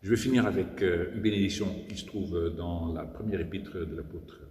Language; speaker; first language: French; non-native, fluent; Dutch